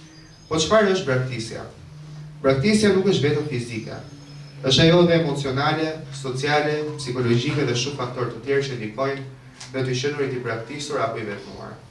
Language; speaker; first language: Albanian; native; Albanian